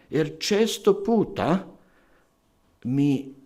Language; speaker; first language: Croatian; non-native, fluent; Slovak